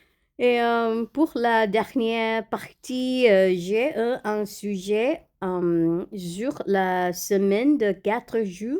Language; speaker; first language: French; non-native, learner; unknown